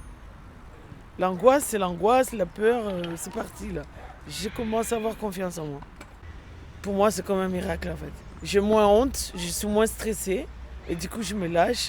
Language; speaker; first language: French; non-native, fluent; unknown